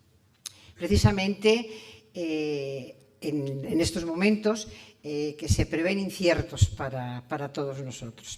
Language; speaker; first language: Spanish; native; Spanish